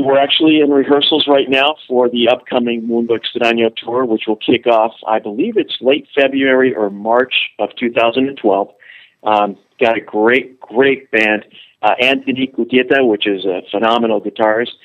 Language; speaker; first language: English; early bilingual, other home language; Spanish